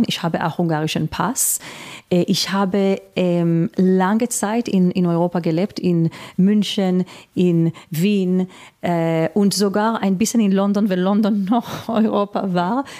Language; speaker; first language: German; non-native, fluent; Hebrew